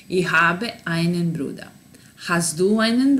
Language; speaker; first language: German; non-native, fluent; Serbian